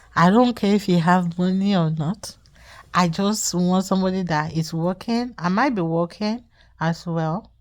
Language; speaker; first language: English; non-native, local second language; Yoruba